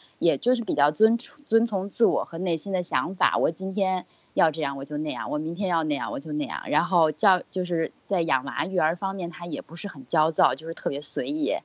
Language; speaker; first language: Chinese; native; Chinese